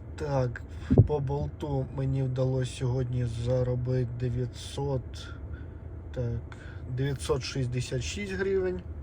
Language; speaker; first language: Ukrainian; non-native, local second language; Russian